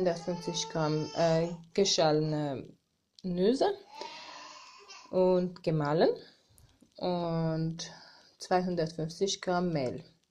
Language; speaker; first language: German; non-native, learner; Armenian